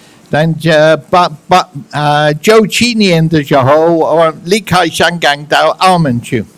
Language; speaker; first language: Chinese; non-native, learner; English